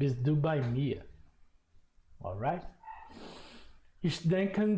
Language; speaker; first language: German; non-native, fluent; Portuguese